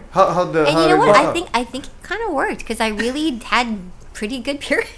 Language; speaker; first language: English; early bilingual, other home language; Cebuano